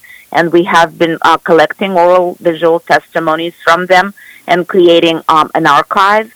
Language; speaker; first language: English; non-native, fluent; Russian